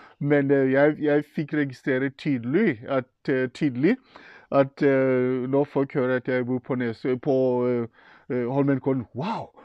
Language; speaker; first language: Norwegian; non-native, fluent; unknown